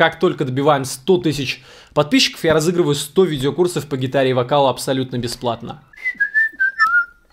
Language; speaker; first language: Russian; native; Russian